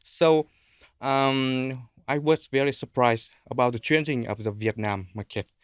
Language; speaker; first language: English; non-native, learner; Vietnamese